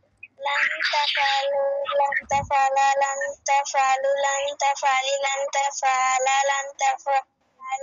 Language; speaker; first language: Arabic; non-native, learner; Bangla